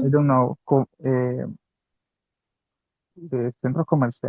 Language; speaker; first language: English; non-native, learner; Spanish